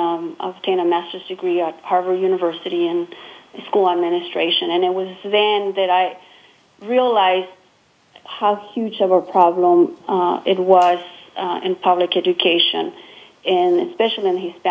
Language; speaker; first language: English; non-native, fluent; Spanish